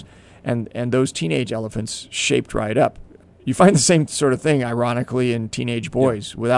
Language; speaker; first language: English; native; English